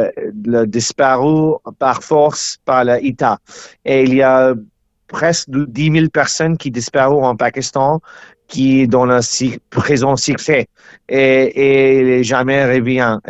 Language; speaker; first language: French; non-native, learner; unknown